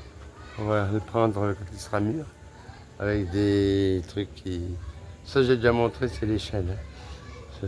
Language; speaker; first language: French; native; French